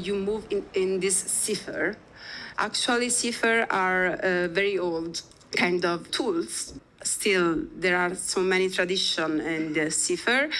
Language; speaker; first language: English; non-native, fluent; Italian